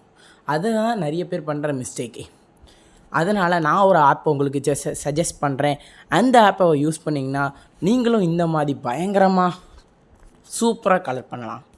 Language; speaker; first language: Tamil; native; Tamil